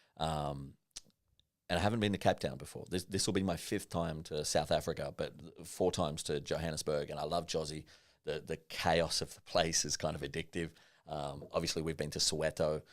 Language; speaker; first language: English; native; English